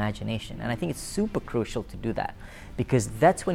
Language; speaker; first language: English; non-native, local second language; Malay